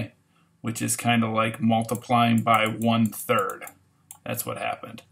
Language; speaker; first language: English; native; English